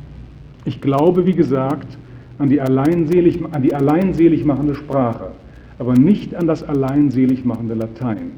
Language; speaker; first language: German; native; German